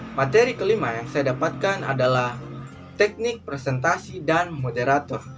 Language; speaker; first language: Indonesian; native; Indonesian